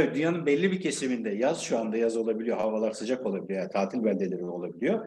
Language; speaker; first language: Turkish; native; Turkish